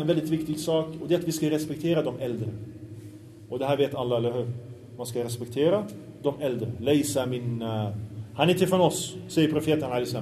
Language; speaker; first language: Swedish; early bilingual, other home language; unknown